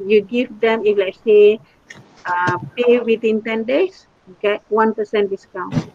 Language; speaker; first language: English; non-native, local second language; Malay